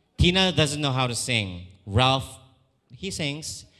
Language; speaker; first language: English; non-native, local second language; Filipino